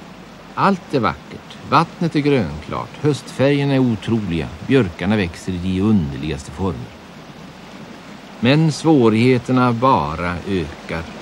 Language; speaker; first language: Swedish; native; Swedish